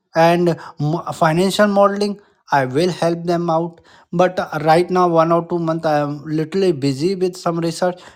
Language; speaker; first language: English; non-native, local second language; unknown